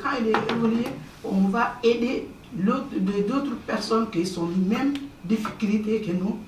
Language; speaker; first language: French; non-native, learner; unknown